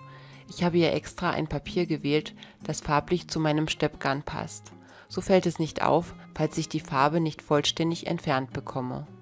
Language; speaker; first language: German; native; German